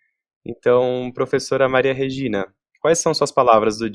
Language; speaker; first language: Portuguese; native; Portuguese